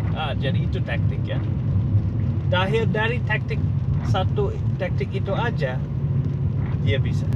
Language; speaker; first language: Indonesian; non-native, fluent; English